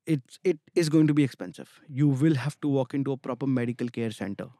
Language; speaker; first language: English; non-native, local second language; Hindi